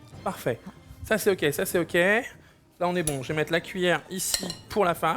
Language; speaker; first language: French; native; French